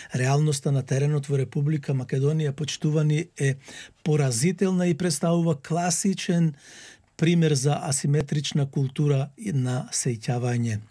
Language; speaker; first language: Macedonian; native; Macedonian